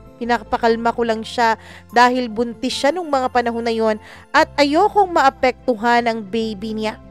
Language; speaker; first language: Filipino; non-native, local second language; Cebuano